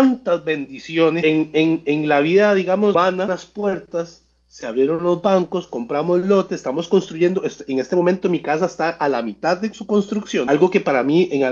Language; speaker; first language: Spanish; native; Spanish